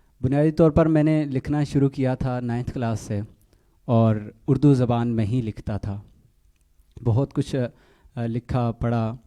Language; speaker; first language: Urdu; non-native, local second language; Gujari